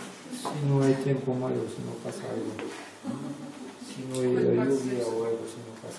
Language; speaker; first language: Spanish; non-native, learner; Bulgarian